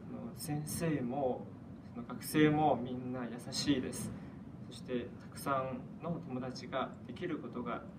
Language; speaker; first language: Japanese; non-native, fluent; Chinese